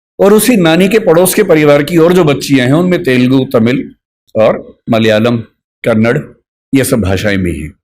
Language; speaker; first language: Hindi; native; Hindi